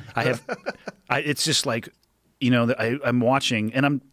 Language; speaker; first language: English; native; English